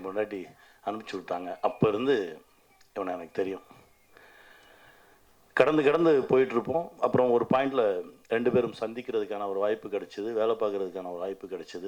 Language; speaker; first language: Tamil; native; Tamil